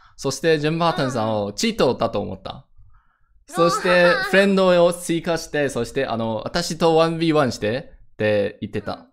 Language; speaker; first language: Japanese; non-native, learner; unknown